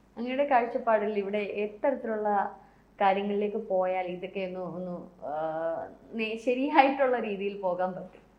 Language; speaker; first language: Malayalam; native; Malayalam